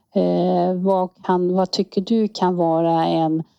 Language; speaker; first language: Swedish; non-native, fluent; Dutch